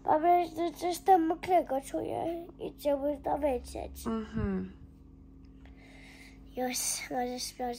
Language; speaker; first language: Polish; early bilingual, heritage; Polish